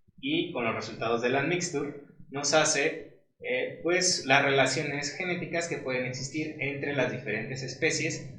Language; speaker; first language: Spanish; native; Spanish